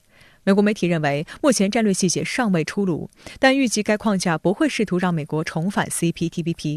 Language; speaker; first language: Chinese; native; Chinese